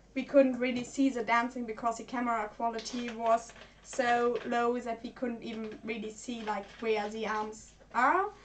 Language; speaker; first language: English; non-native, fluent; German